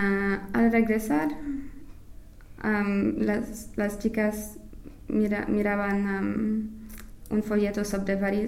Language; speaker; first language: Spanish; non-native, fluent; English